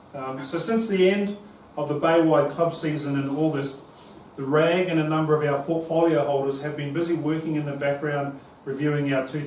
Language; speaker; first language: English; native; English